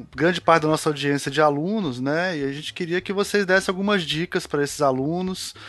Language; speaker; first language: Portuguese; native; Portuguese